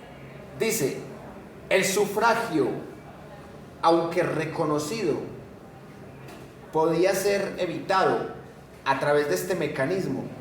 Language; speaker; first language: Spanish; native; Spanish